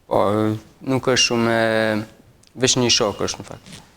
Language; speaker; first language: Albanian; early bilingual, heritage; Albanian